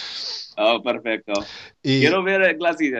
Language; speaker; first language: Spanish; non-native, learner; English